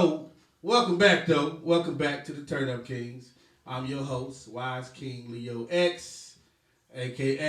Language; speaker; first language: English; native; English